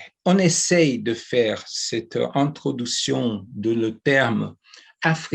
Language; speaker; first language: French; non-native, fluent; Portuguese